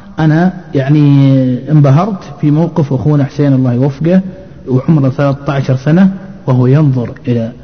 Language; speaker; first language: Arabic; native; Arabic